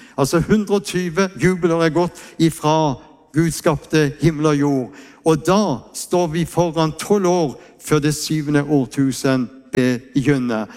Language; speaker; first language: Norwegian; native; Norwegian